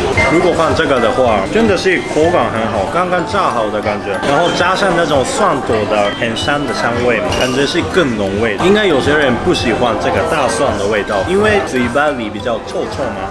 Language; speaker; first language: Chinese; non-native, fluent; Japanese